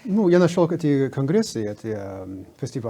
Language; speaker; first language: Russian; non-native, fluent; English